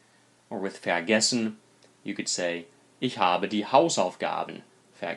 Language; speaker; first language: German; non-native, fluent; English